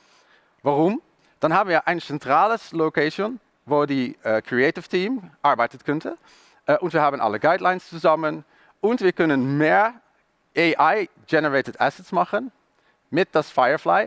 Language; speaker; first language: German; non-native, learner; Dutch